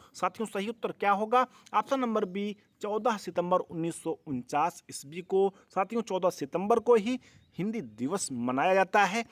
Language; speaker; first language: Hindi; native; Hindi